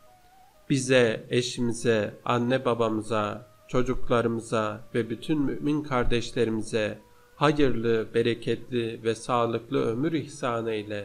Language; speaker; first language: Turkish; native; Turkish